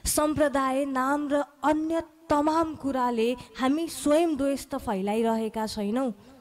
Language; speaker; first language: Nepali; native; Nepali